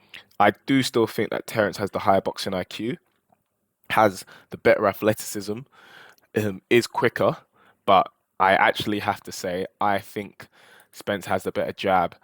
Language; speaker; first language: English; native; English